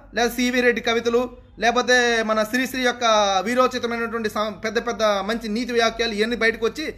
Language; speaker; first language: Telugu; native; Telugu